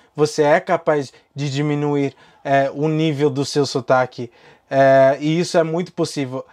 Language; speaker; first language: Portuguese; non-native, fluent; English